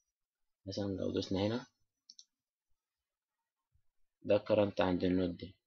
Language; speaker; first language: Arabic; native; Arabic